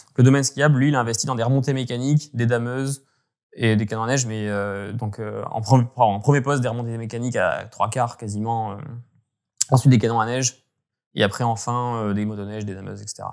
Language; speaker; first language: French; native; French